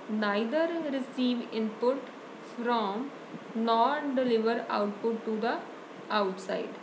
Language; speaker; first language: English; non-native, local second language; Punjabi